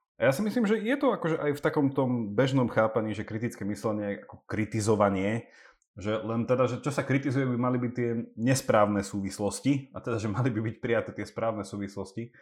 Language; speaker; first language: Slovak; early bilingual, heritage; English